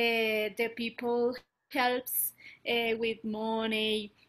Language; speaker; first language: English; non-native, learner; Spanish